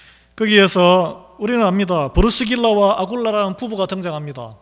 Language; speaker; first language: Korean; native; Korean